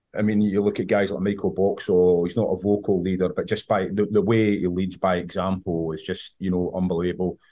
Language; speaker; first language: English; native; English